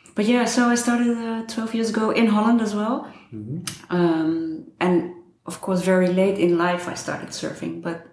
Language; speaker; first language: English; non-native, fluent; Dutch